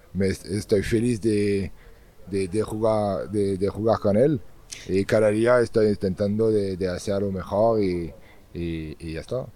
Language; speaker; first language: Spanish; non-native, learner; French